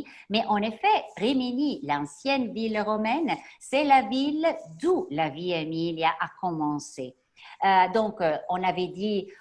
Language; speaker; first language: French; non-native, fluent; Italian